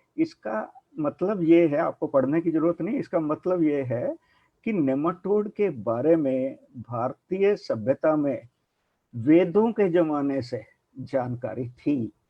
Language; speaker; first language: Hindi; non-native, local second language; Punjabi